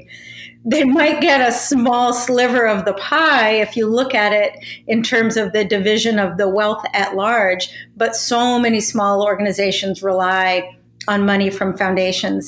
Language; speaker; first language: English; native; English